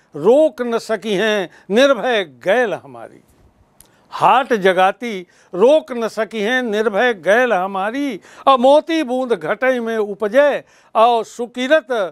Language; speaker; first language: Hindi; native; Hindi